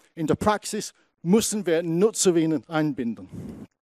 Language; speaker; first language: German; non-native, fluent; English